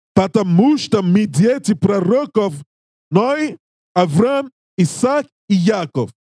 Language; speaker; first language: Russian; non-native, learner; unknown